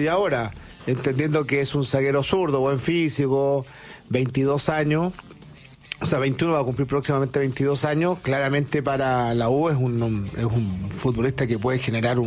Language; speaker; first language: Spanish; native; Spanish